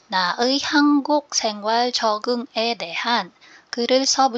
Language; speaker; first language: Korean; non-native, learner; Filipino